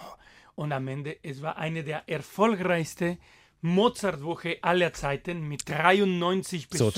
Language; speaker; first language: German; non-native, fluent; Spanish